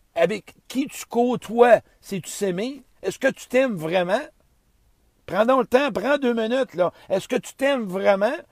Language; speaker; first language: French; native; French